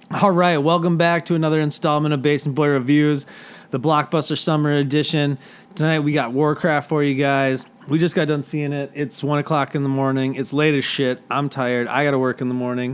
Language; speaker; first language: English; native; English